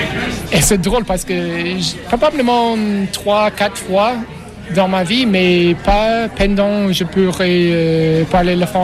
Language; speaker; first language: French; non-native, learner; English